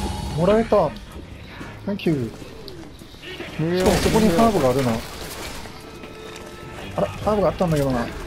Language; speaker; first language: Japanese; native; Japanese